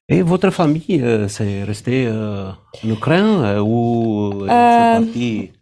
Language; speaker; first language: French; non-native, fluent; Romanian